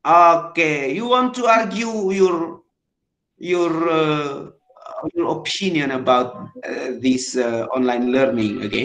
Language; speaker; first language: English; non-native, learner; Indonesian